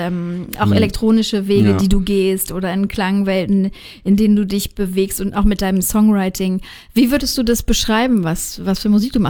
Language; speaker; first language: German; native; German